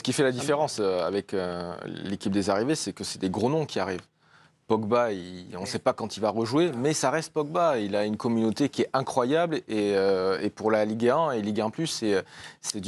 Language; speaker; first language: French; native; French